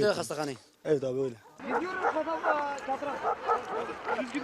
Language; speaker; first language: Turkish; non-native, learner; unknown